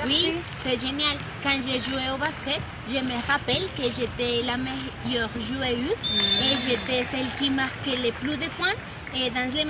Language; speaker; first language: French; non-native, learner; Spanish